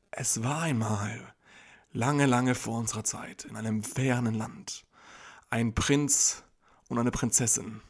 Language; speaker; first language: German; native; German